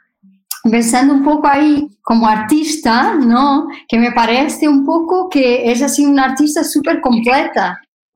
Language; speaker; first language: Spanish; non-native, fluent; Portuguese